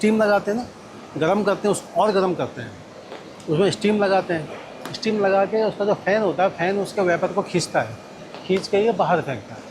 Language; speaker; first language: Hindi; native; Hindi